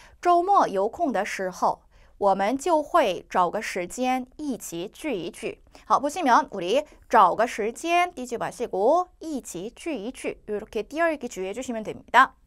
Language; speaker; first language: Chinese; non-native, fluent; Korean